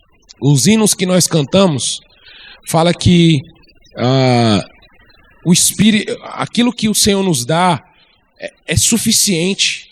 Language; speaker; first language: Portuguese; native; Portuguese